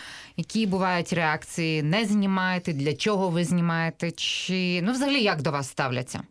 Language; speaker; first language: Ukrainian; native; Ukrainian